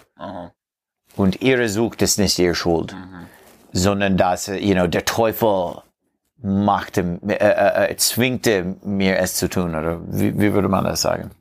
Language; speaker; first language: German; non-native, learner; English